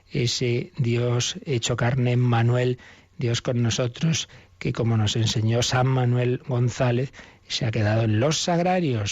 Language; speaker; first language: Spanish; native; Spanish